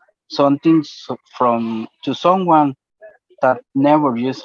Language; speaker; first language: English; non-native, learner; Spanish